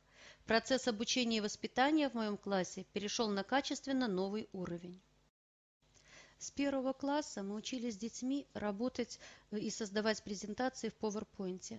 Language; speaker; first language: Russian; native; Russian